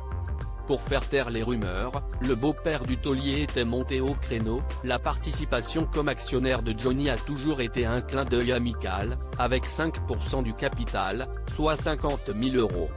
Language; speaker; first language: French; native; French